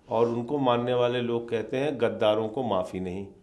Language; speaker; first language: Hindi; native; Hindi